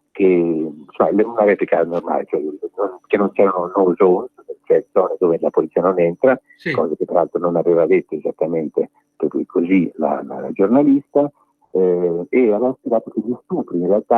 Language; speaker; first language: Italian; native; Italian